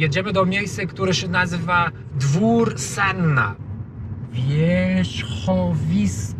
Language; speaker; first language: Polish; non-native, learner; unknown